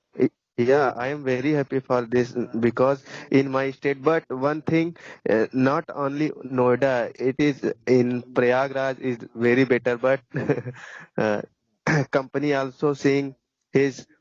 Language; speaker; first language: English; non-native, learner; Hindi